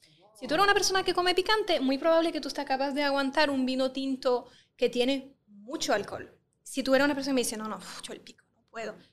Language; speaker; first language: Spanish; non-native, fluent; French